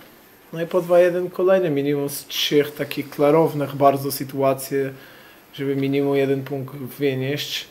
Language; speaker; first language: Polish; non-native, fluent; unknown